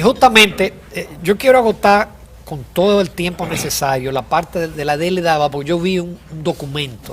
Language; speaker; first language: Spanish; native; Spanish